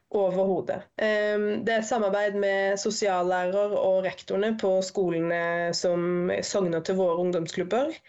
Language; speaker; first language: Norwegian; native; Norwegian